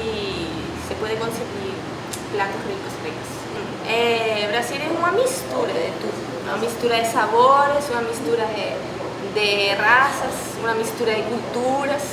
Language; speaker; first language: Portuguese; non-native, fluent; Spanish